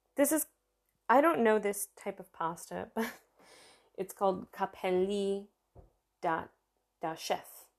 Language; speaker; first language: English; early bilingual, other home language; Italian